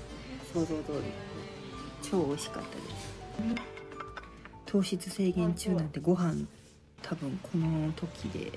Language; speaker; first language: Japanese; native; Japanese